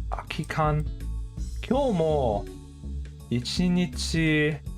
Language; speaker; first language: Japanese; non-native, learner; English